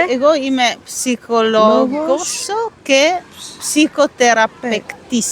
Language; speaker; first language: Greek; early bilingual, heritage; Italian